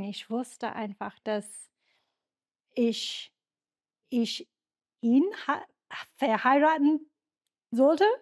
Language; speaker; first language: German; non-native, learner; English